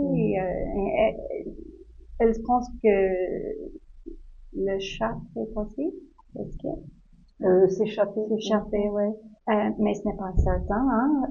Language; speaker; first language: French; non-native, learner; English